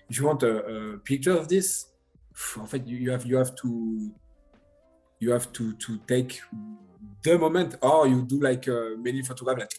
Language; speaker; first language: English; non-native, learner; French